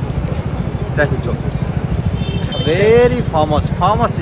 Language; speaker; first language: English; non-native, learner; Nepali